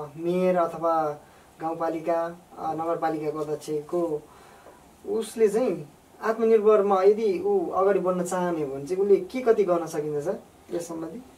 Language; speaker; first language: Nepali; native; Nepali